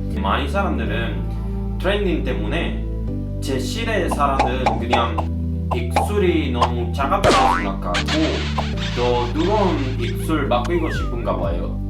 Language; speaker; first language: Korean; non-native, learner; Spanish